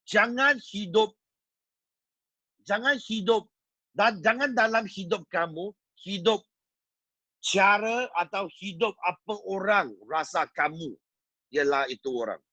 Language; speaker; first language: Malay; non-native, local second language; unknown